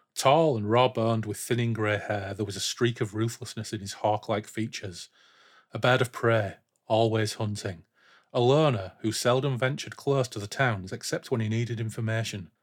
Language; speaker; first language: English; native; English